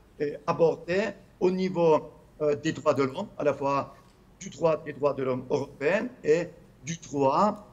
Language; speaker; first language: French; non-native, fluent; Turkish